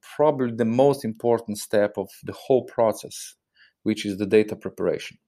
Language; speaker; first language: English; non-native, fluent; Slovenian